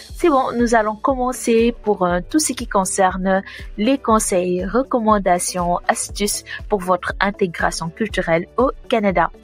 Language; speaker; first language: French; non-native, local second language; Wolof